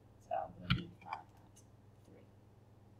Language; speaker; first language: English; native; English